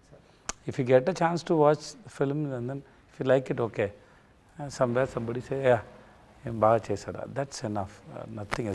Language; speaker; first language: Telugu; non-native, learner; Tamil